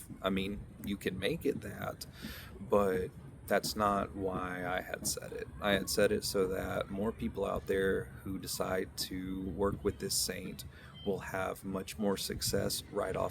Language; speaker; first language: English; native; English